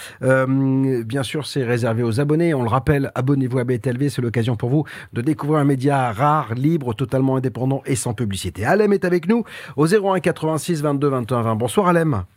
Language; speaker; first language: French; native; French